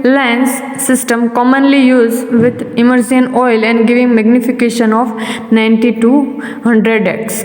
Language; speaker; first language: English; non-native, local second language; Gujarati